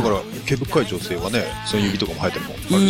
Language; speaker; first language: Japanese; native; Japanese